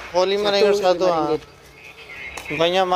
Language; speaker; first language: Indonesian; non-native, learner; Punjabi